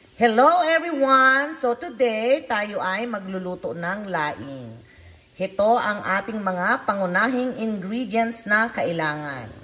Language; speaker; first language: Filipino; non-native, local second language; Iloko